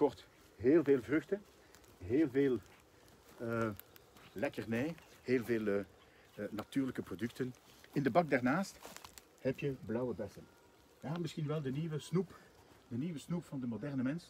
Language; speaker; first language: Dutch; native; Dutch